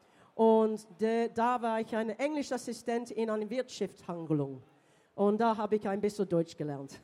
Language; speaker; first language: German; non-native, learner; English